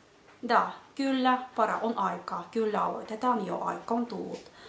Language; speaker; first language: Finnish; non-native, fluent; Russian